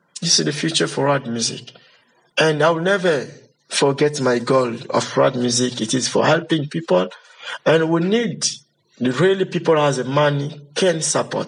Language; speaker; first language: English; non-native, learner; Lingala